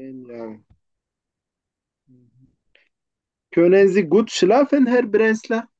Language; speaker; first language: German; non-native, learner; Turkish